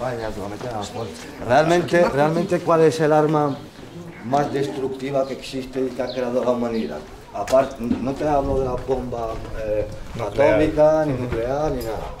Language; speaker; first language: Spanish; non-native, fluent; Arabic